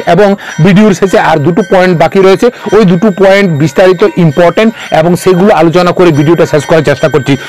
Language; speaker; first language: Bangla; non-native, local second language; Kok Borok